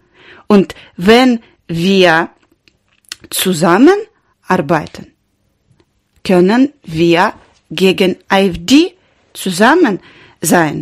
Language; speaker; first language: German; non-native, learner; Ukrainian